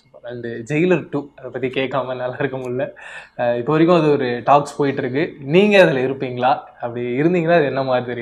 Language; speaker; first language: Tamil; native; Tamil